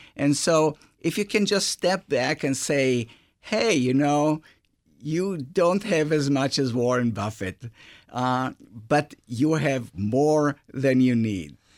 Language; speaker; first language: English; non-native, fluent; Hebrew